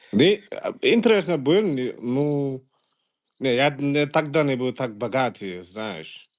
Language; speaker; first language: Russian; non-native, learner; Igbo